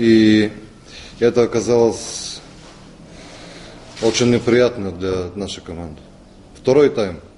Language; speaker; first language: Russian; non-native, fluent; Bulgarian